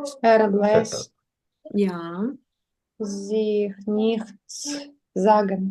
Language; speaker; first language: German; non-native, learner; Ukrainian